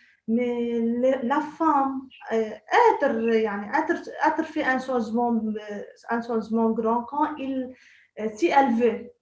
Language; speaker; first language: French; non-native, local second language; Arabic